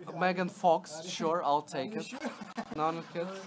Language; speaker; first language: English; non-native, fluent; Latvian